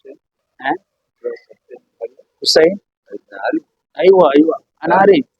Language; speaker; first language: Arabic; non-native, learner; Bangla